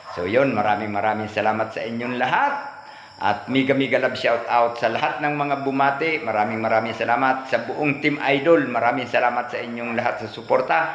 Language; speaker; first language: Filipino; native; Filipino